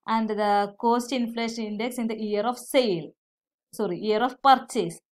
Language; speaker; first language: English; non-native, local second language; Malayalam